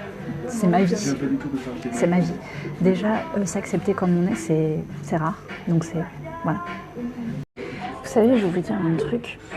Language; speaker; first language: French; native; French